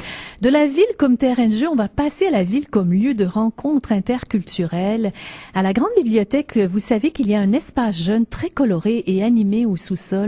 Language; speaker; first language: French; native; French